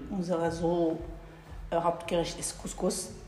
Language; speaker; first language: German; non-native, learner; Arabic